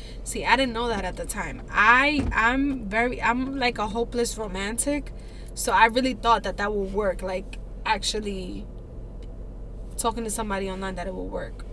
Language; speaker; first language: English; early bilingual, other home language; Spanish